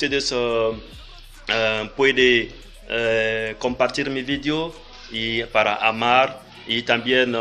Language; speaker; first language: Spanish; non-native, learner; French